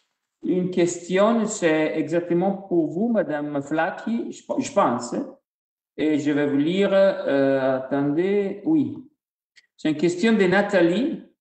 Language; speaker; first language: French; non-native, fluent; Italian